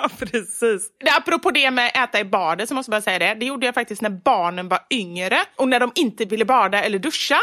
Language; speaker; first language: Swedish; native; Swedish